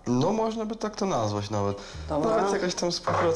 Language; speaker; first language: Polish; native; Polish